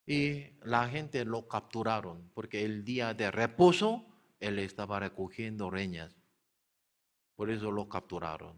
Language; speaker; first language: Spanish; non-native, learner; Korean